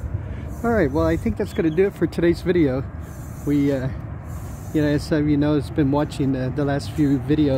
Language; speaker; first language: English; native; English